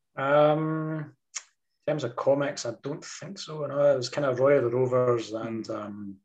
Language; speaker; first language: English; native; English